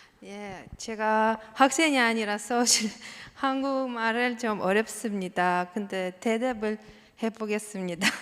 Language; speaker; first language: Korean; non-native, learner; Russian